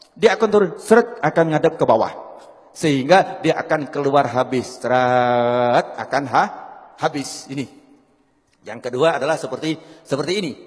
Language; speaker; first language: Indonesian; non-native, local second language; Javanese